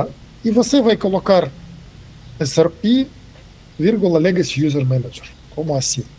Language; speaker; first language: Portuguese; non-native, fluent; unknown